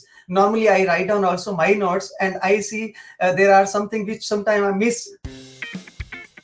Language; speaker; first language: English; non-native, local second language; Hindi